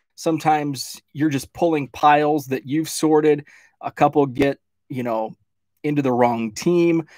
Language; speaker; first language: English; native; English